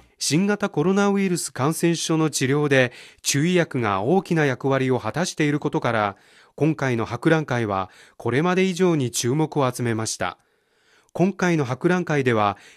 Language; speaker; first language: Japanese; non-native, fluent; Chinese